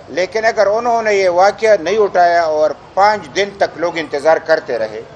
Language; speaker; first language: Urdu; non-native, local second language; Pashto